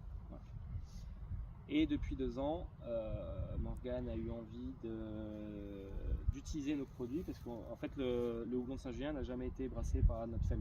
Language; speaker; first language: French; native; French